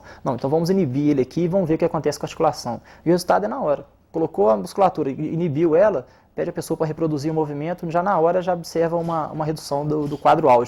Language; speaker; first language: Portuguese; native; Portuguese